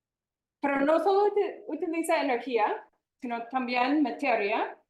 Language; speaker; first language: Spanish; non-native, fluent; English